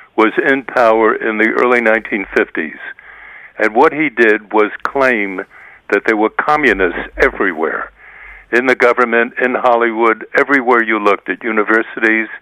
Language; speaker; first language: English; native; English